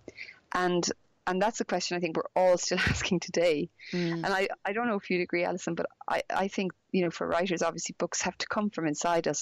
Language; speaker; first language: English; native; English